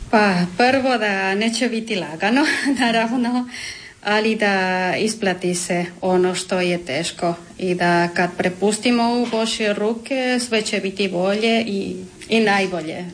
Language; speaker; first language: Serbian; non-native, learner; Spanish